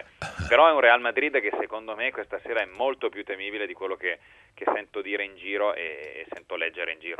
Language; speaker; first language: Italian; native; Italian